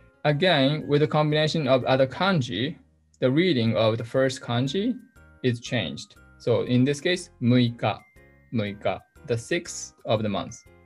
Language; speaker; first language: English; non-native, fluent; Japanese